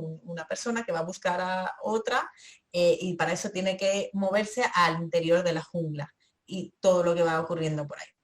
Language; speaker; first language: Spanish; native; Spanish